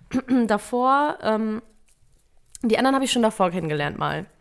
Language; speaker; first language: German; early bilingual, other home language; Vietnamese